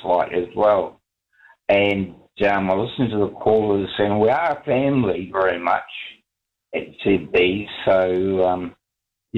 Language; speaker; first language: English; native; English